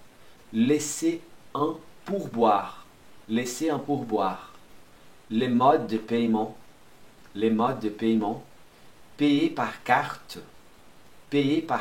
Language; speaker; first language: French; non-native, fluent; Portuguese